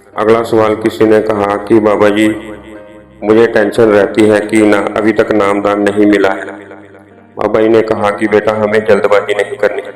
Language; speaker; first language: Hindi; native; Hindi